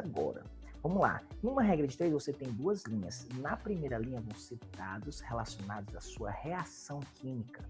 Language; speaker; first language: Portuguese; native; Portuguese